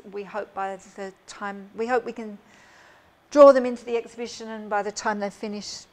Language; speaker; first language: English; native; English